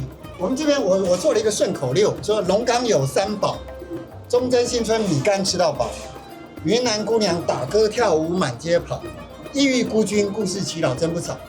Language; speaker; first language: Chinese; native; Chinese